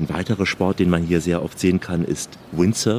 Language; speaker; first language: German; native; German